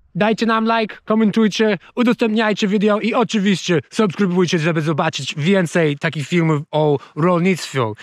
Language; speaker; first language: Polish; non-native, learner; English